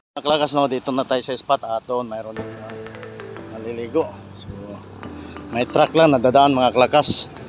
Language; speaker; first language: Filipino; non-native, local second language; Hiligaynon